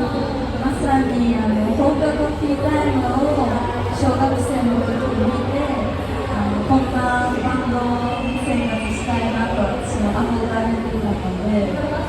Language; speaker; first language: Japanese; native; Japanese